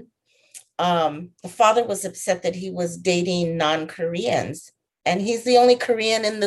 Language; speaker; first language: English; native; English